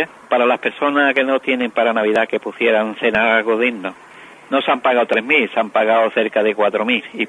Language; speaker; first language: Spanish; native; Spanish